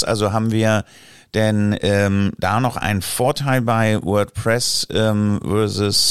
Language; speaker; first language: German; native; German